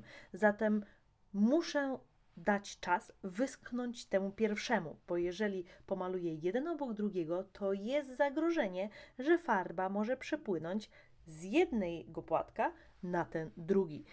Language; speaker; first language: Polish; native; Polish